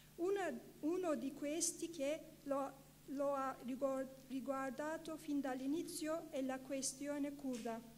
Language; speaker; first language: Italian; non-native, fluent; Kurdish